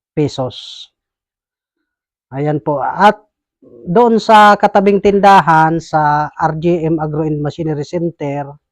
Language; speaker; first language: Filipino; non-native, local second language; Bikol